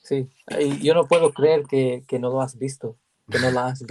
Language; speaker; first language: Spanish; non-native, learner; English